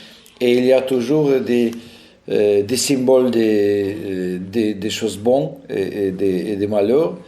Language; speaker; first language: French; non-native, fluent; Russian